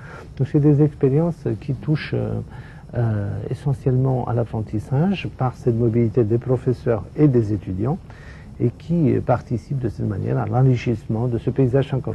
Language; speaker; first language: French; non-native, fluent; Romanian